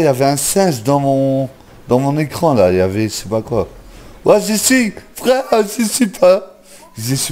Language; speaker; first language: French; native; French